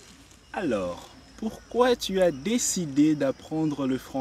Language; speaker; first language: French; non-native, fluent; Portuguese